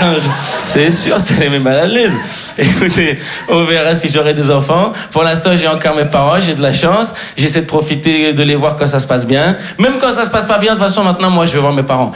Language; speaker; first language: French; native; French